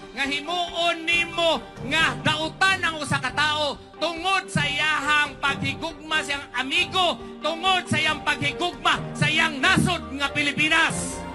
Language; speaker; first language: Cebuano; native; Cebuano